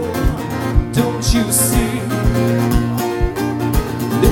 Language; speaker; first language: English; native; English